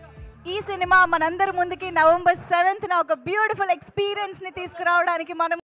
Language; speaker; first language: Telugu; native; Telugu